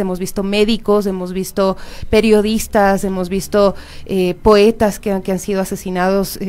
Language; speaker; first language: Spanish; native; Spanish